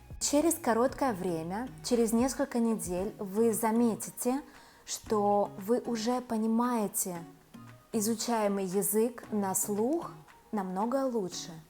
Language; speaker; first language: Russian; native; Russian